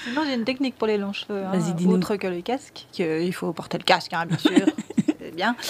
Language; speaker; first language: French; native; French